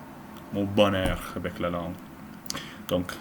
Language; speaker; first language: French; non-native, learner; English